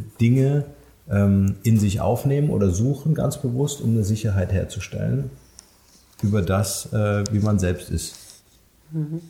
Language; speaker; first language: German; native; German